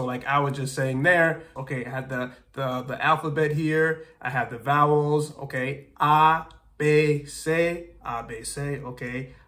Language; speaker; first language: English; native; English